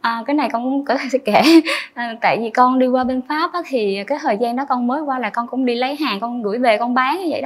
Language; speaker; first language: Vietnamese; native; Vietnamese